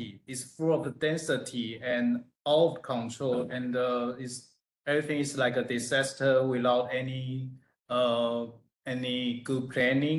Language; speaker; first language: English; non-native, fluent; Chinese